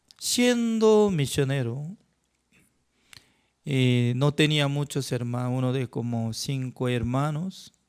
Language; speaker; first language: Spanish; non-native, learner; Korean